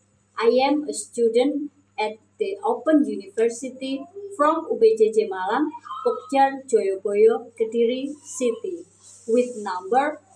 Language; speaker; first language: English; non-native, learner; Indonesian